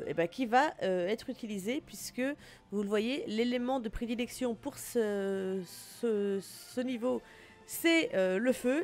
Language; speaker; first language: French; native; French